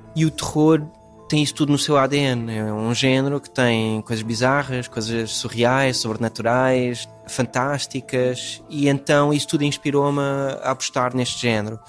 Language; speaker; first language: Portuguese; non-native, fluent; English